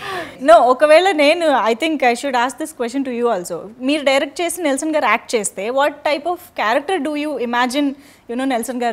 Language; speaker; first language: Telugu; native; Telugu